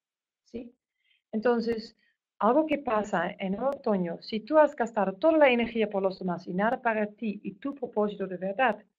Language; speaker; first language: Spanish; non-native, fluent; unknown